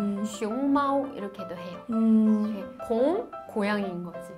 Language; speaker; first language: Korean; non-native, fluent; Chinese